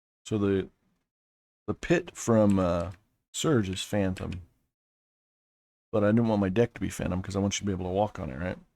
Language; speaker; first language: English; native; English